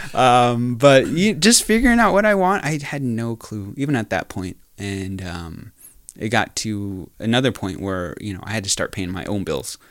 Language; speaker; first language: English; native; English